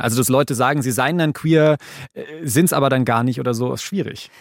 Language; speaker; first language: German; native; German